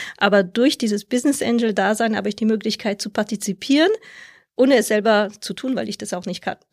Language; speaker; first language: German; non-native, fluent; French